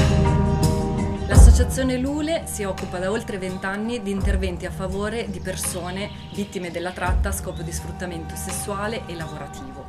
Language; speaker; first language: Italian; native; Italian